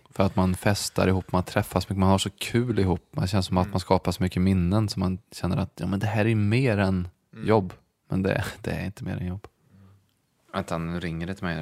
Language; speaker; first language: Swedish; native; Swedish